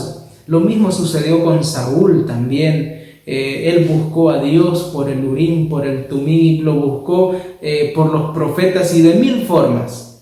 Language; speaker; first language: Spanish; native; Spanish